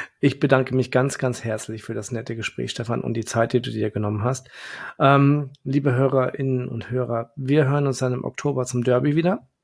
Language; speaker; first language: German; native; German